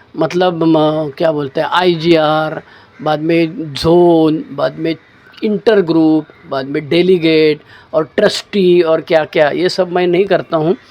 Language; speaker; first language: Hindi; non-native, local second language; Marathi